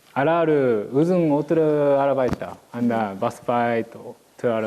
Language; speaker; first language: Kyrgyz; non-native, learner; Japanese